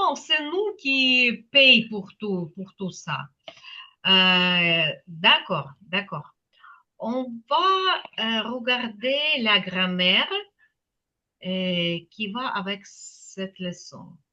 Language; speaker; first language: French; non-native, fluent; Ukrainian